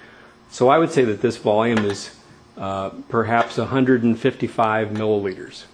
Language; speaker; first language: English; native; English